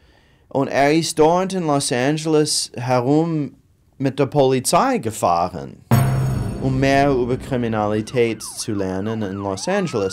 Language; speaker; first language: German; non-native, fluent; English